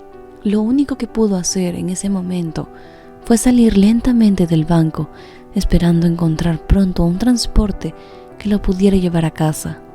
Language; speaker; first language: Spanish; native; Spanish